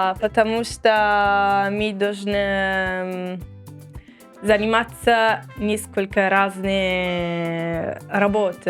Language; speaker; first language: Russian; non-native, learner; Italian